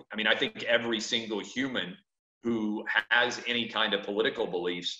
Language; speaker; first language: English; native; English